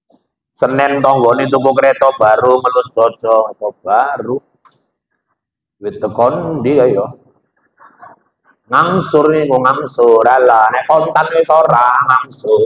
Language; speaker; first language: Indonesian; native; Indonesian